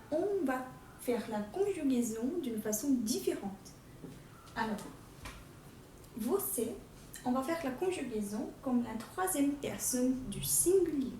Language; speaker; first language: French; non-native, fluent; Portuguese